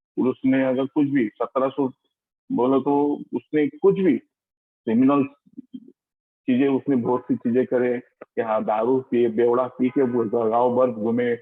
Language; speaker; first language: Hindi; non-native, local second language; Marathi